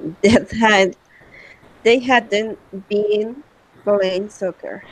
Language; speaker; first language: English; non-native, learner; Spanish